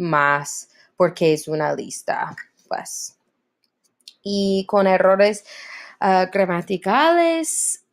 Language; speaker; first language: Spanish; non-native, learner; English